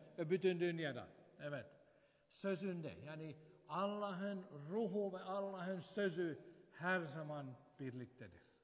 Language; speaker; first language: Turkish; non-native, fluent; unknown